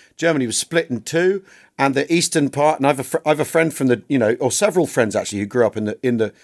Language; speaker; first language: English; native; English